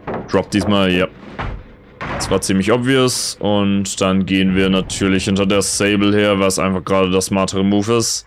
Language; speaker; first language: German; native; German